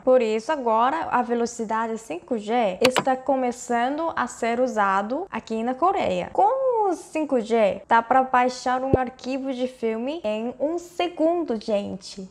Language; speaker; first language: Portuguese; non-native, fluent; Korean